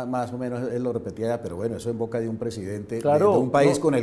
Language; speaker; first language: Spanish; native; Spanish